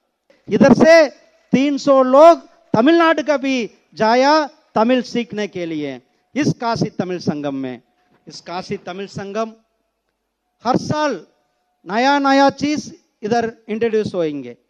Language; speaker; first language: Hindi; non-native, local second language; Tamil